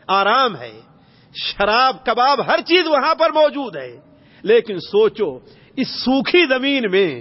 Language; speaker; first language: Urdu; native; Urdu